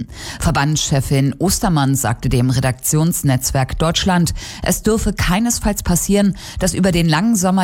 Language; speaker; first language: German; native; German